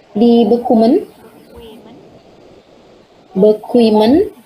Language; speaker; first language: German; non-native, learner; Indonesian